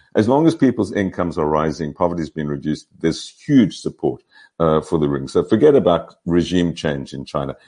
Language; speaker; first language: English; native; English